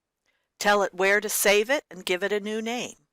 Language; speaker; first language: English; native; English